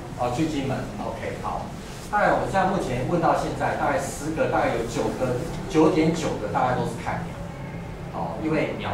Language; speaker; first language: Chinese; native; Chinese